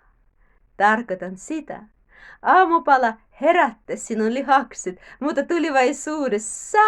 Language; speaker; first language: Finnish; non-native, learner; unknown